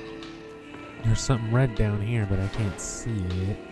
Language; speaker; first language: English; native; English